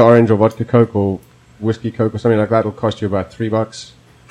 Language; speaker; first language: English; non-native, local second language; Afrikaans